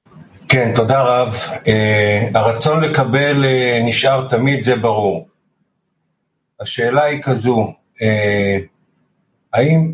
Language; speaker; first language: Hebrew; non-native, fluent; Turkish